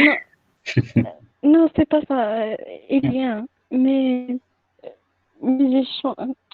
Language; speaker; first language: French; non-native, learner; Arabic